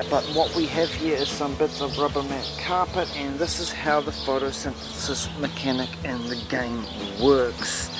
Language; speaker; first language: English; native; English